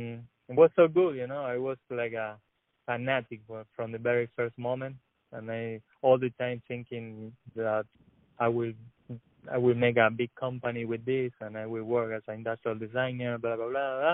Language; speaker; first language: English; non-native, learner; Spanish